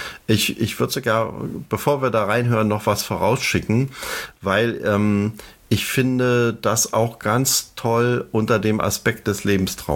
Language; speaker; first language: German; native; German